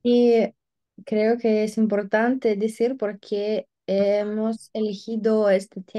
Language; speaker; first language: Spanish; non-native, learner; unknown